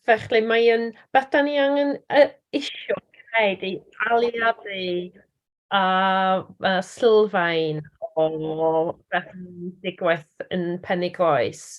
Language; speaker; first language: Welsh; non-native, learner; English